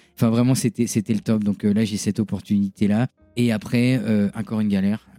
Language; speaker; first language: French; native; French